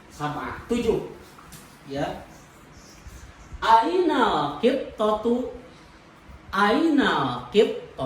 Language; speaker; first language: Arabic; non-native, fluent; Indonesian